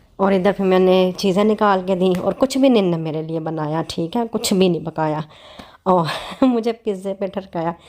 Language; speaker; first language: Urdu; non-native, local second language; Punjabi